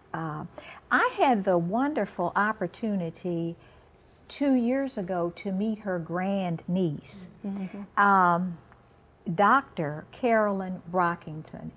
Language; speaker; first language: English; native; English